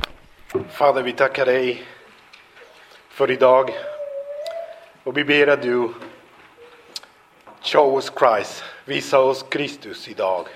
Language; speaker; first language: Swedish; non-native, fluent; Spanish